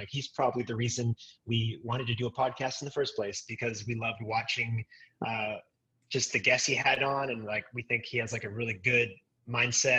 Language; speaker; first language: English; native; English